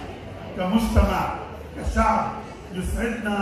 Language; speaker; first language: Arabic; native; Arabic